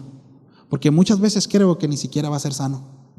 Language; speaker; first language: Spanish; native; Spanish